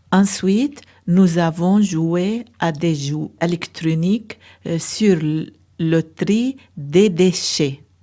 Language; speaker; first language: French; non-native, learner; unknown